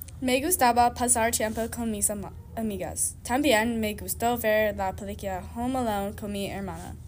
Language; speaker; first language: Spanish; non-native, learner; English